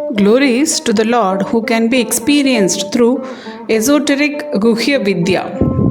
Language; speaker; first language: English; non-native, local second language; Tamil